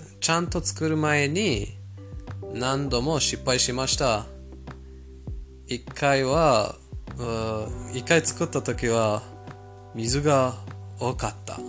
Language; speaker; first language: Japanese; non-native, fluent; Persian